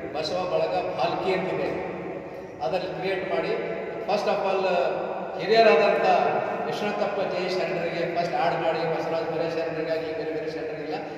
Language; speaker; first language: Kannada; native; Kannada